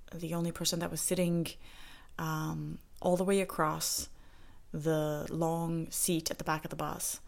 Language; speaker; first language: English; native; English